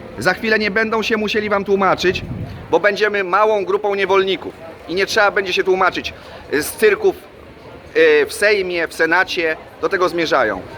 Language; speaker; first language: Polish; native; Polish